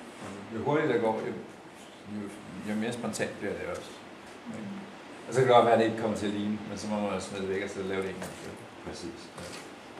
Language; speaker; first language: Danish; native; Danish